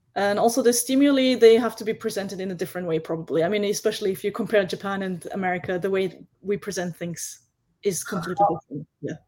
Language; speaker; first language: English; non-native, fluent; German